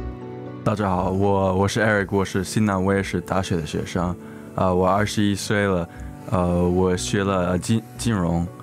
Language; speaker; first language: Chinese; early bilingual, heritage; English